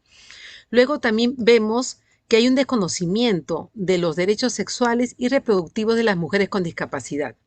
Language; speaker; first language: Spanish; native; Spanish